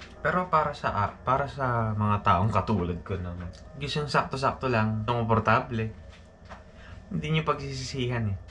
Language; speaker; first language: Filipino; native; Filipino